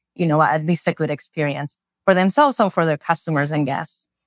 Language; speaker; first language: English; non-native, fluent; Spanish